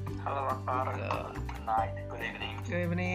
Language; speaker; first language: English; non-native, learner; Korean